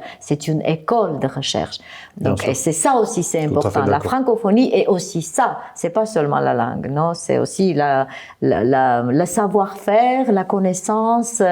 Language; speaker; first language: French; non-native, fluent; Armenian